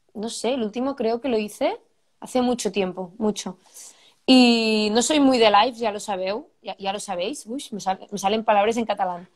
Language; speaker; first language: Spanish; native; Spanish